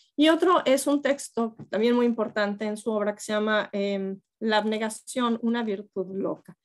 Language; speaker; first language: Spanish; native; Spanish